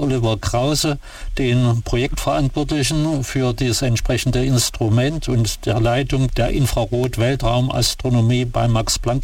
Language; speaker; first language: German; native; German